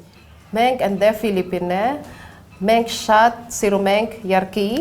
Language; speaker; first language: Armenian; non-native, learner; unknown